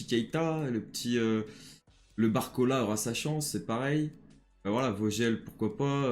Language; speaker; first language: French; native; French